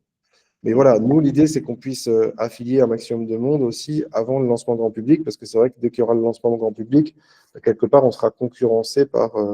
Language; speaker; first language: French; native; French